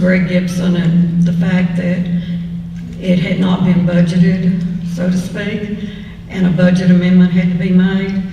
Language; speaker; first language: English; native; English